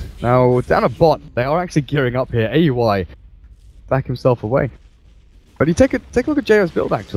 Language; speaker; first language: English; native; English